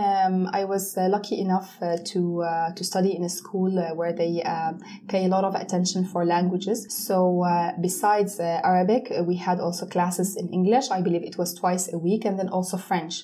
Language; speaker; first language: English; non-native, fluent; Arabic